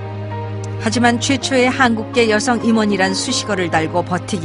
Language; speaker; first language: Korean; native; Korean